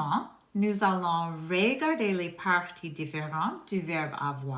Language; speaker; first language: French; non-native, fluent; English